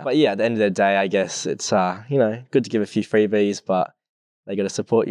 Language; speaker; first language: English; native; English